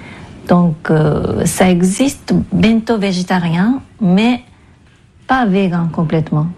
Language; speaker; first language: French; non-native, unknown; Japanese